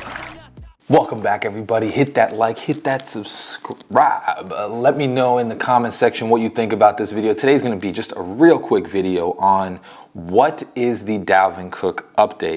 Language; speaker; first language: English; native; English